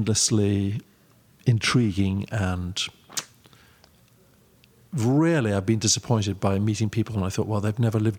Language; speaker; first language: English; native; English